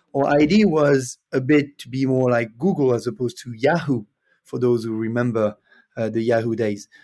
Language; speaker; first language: English; non-native, fluent; French